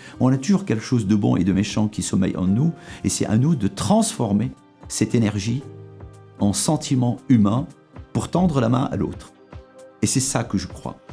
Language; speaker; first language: French; non-native, local second language; Arabic